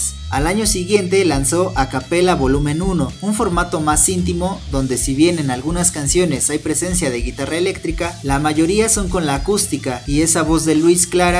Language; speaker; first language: Spanish; native; Spanish